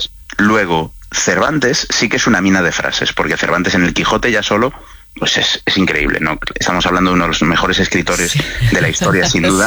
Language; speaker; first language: Spanish; native; Spanish